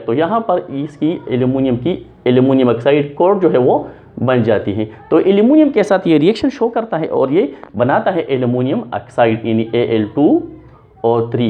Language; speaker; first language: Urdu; non-native, local second language; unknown